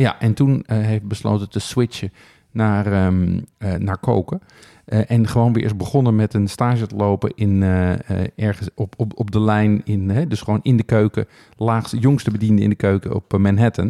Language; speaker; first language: Dutch; native; Dutch